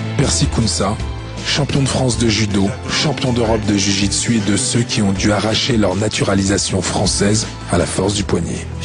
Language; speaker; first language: French; native; French